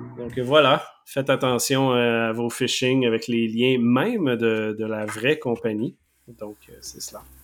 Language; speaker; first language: French; native; French